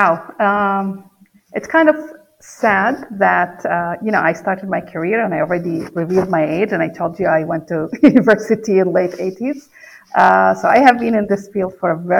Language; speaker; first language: English; non-native, fluent; Arabic